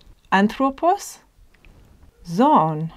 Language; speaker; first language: Greek; non-native, fluent; English